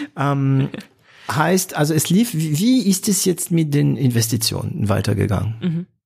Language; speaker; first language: German; non-native, fluent; French